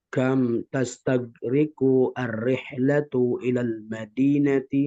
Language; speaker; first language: Arabic; non-native, learner; Indonesian